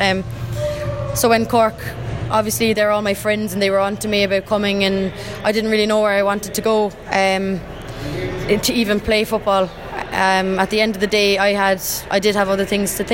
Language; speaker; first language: English; native; English